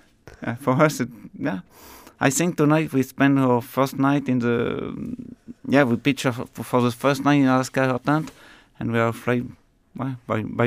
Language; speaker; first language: English; non-native, learner; French